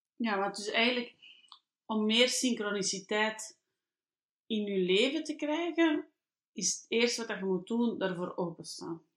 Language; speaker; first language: Dutch; native; Dutch